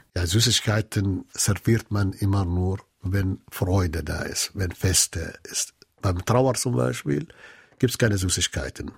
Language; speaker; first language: German; non-native, fluent; Arabic